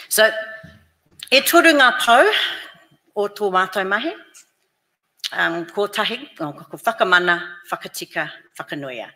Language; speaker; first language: Māori; non-native, local second language; English